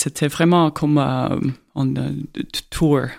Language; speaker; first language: French; non-native, fluent; Estonian